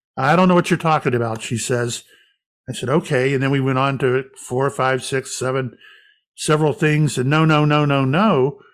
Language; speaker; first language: English; native; English